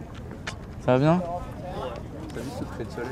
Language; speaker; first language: French; native; French